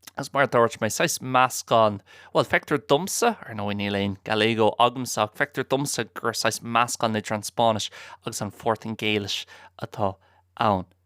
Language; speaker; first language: Irish; non-native, local second language; English